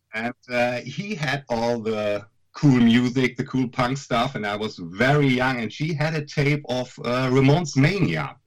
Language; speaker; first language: English; non-native, fluent; German